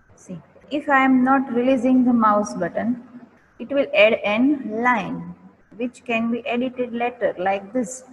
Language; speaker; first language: English; non-native, local second language; Gujarati